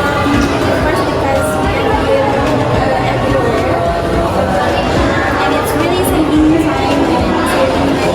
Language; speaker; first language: English; non-native, learner; Indonesian